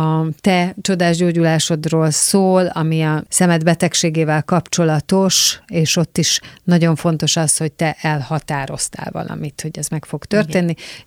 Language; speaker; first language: Hungarian; native; Hungarian